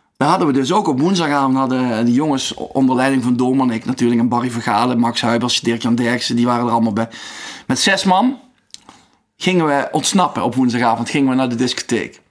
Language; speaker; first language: Dutch; native; Dutch